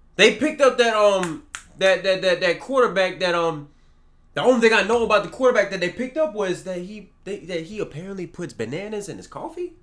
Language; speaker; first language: English; native; English